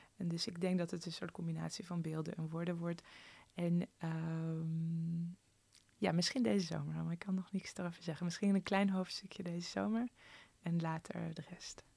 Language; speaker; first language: Dutch; early bilingual, other home language; Persian